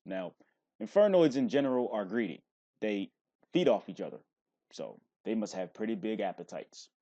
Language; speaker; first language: English; native; English